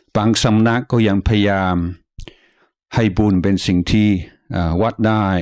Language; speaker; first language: Thai; non-native, fluent; English